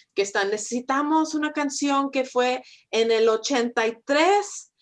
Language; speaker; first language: Spanish; early bilingual, heritage; Spanish